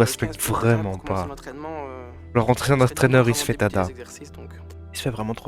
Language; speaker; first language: French; native; French